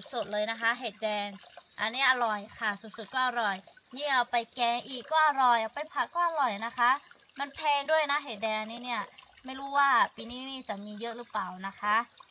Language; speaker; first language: Thai; non-native, local second language; Lahu